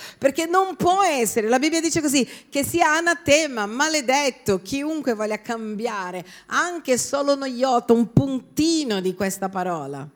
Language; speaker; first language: Italian; non-native, fluent; Portuguese